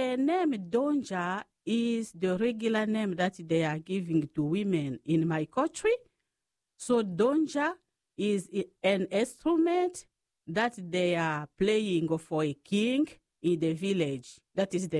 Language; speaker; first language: English; non-native, fluent; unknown